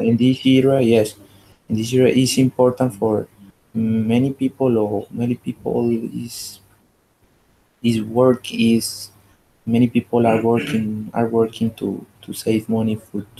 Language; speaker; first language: English; non-native, learner; Spanish